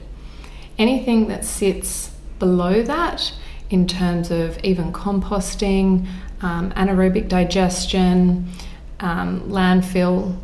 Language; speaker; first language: English; native; English